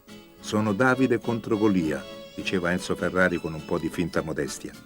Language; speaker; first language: Italian; native; Italian